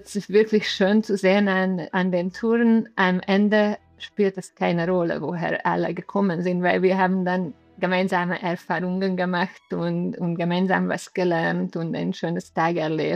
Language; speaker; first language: German; non-native, fluent; Hungarian